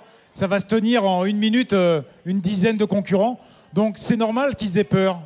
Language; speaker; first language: French; native; French